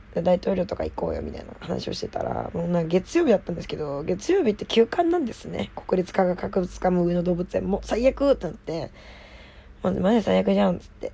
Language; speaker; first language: Japanese; native; Japanese